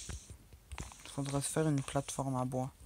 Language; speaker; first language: French; native; French